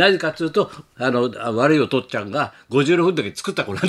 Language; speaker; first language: Japanese; native; Japanese